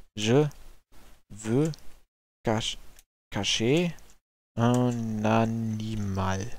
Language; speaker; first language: French; non-native, learner; German